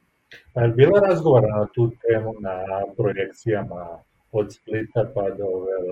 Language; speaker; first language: Serbian; native; Serbian